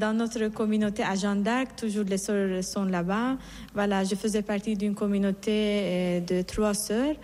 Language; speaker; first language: French; non-native, fluent; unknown